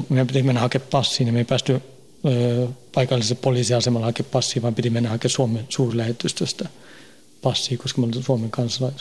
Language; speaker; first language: Finnish; early bilingual, heritage; Finnish